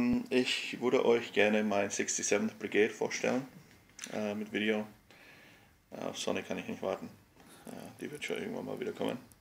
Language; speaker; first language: German; non-native, fluent; English